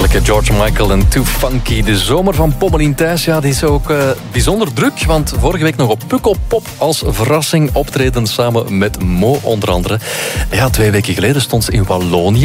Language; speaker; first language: Dutch; native; Dutch